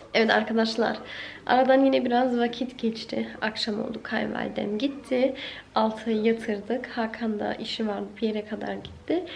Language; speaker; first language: Turkish; early bilingual, heritage; Turkish